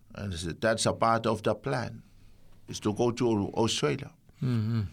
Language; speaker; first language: English; non-native, fluent; Samoan